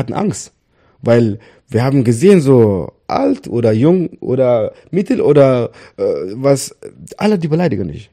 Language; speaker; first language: German; non-native, fluent; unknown